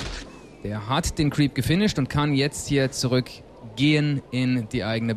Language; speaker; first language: German; native; German